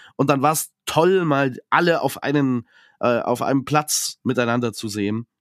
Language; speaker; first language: German; native; German